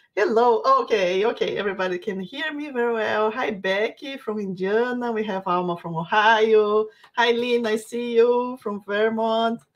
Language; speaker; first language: English; non-native, fluent; Portuguese